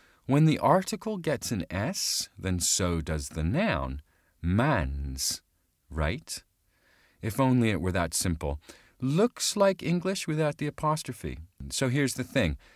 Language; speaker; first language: English; native; English